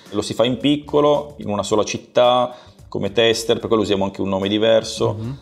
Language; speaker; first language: Italian; native; Italian